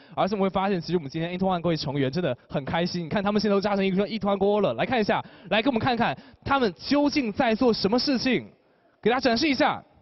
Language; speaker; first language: Chinese; native; Chinese